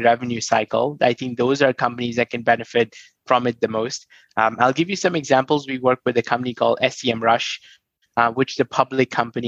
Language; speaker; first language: English; non-native, local second language; Hindi